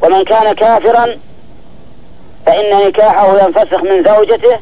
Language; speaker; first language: Arabic; native; Arabic